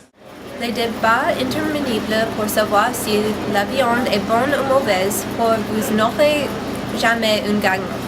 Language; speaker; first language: French; non-native, fluent; English